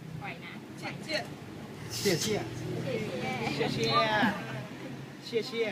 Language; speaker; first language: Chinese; non-native, learner; Thai